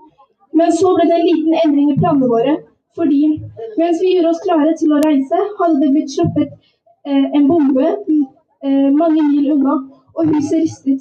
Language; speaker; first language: Norwegian; early bilingual, other home language; Persian